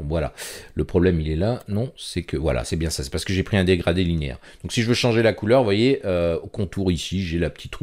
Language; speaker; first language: French; native; French